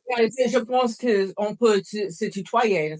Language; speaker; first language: French; non-native, fluent; English